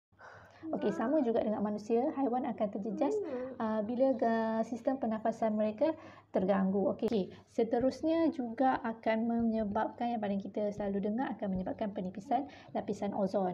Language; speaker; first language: Malay; native; Malay